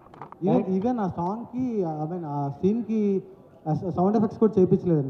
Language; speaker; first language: Telugu; native; Telugu